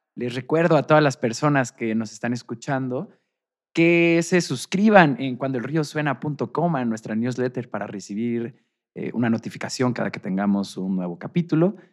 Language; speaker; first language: Spanish; native; Spanish